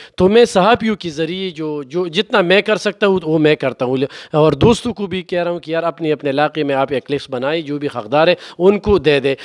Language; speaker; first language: Urdu; non-native, local second language; Pashto